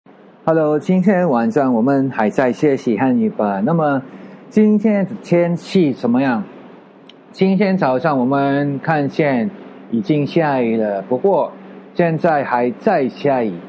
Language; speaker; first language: Chinese; non-native, fluent; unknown